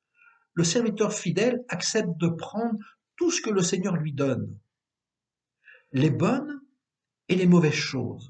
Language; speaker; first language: French; native; French